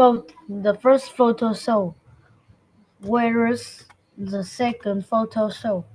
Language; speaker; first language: English; non-native, learner; Vietnamese